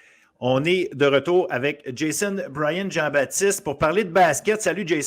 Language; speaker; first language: French; native; French